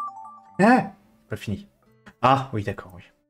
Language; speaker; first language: French; native; French